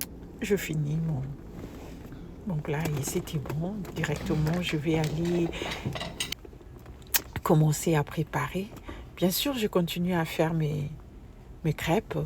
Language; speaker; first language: French; non-native, local second language; Lingala